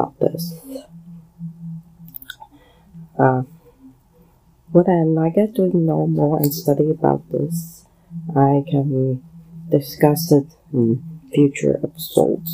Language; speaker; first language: English; non-native, local second language; Cantonese